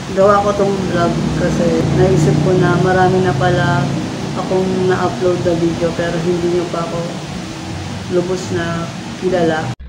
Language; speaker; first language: Filipino; non-native, local second language; Waray